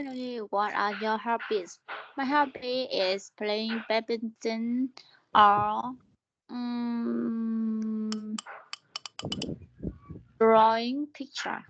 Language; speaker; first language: English; non-native, learner; Vietnamese